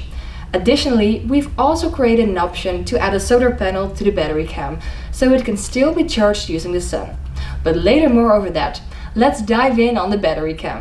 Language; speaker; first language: English; non-native, fluent; Dutch